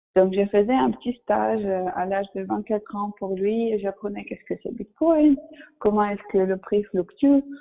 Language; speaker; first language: French; non-native, fluent; Russian